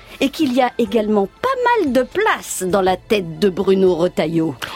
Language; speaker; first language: French; native; French